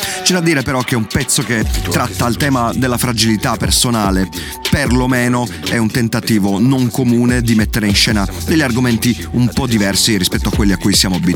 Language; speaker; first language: Italian; native; Italian